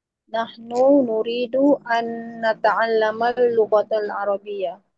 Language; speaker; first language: Arabic; non-native, learner; Indonesian